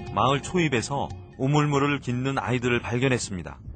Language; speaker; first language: Korean; native; Korean